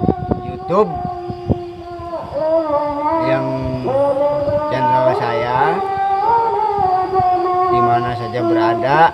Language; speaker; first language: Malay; non-native, local second language; Sundanese